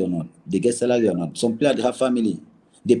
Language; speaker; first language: English; non-native, learner; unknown